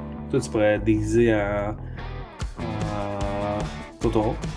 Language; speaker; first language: French; native; French